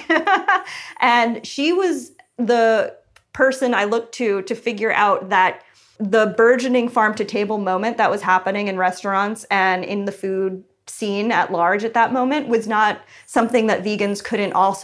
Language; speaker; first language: English; native; English